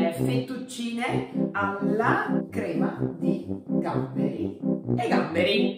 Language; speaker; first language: Japanese; non-native, learner; Italian